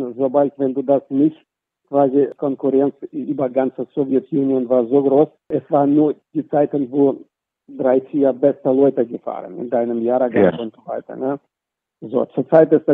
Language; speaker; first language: German; non-native, fluent; Russian